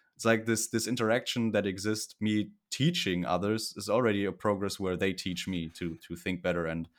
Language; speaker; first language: English; non-native, fluent; German